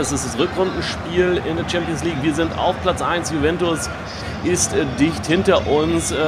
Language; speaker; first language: German; native; German